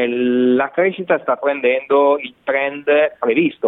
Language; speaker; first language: Italian; native; Italian